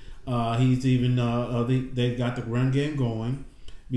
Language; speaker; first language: English; native; English